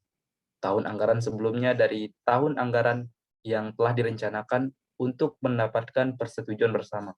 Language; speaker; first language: Indonesian; native; Indonesian